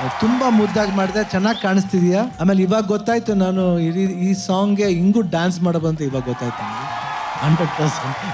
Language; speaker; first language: Kannada; native; Kannada